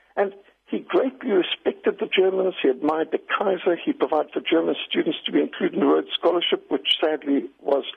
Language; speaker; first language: English; native; English